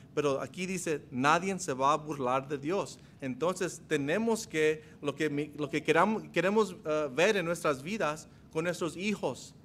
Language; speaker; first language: Spanish; non-native, fluent; English